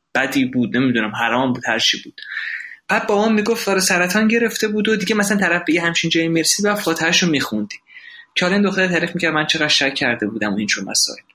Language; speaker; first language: Persian; native; Persian